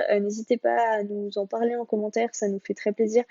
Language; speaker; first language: French; native; French